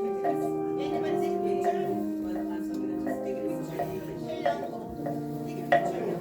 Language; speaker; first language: English; non-native, learner; Korean